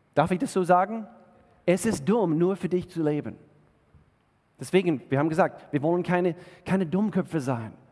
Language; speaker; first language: German; non-native, fluent; English